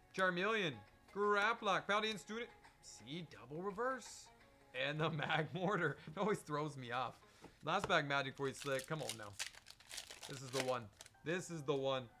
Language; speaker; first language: English; native; English